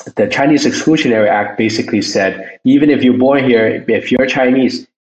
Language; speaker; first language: English; early bilingual, other home language; Chinese